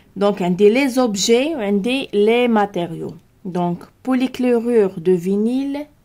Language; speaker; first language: French; non-native, local second language; Arabic